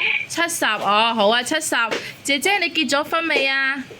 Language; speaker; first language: Cantonese; native; Cantonese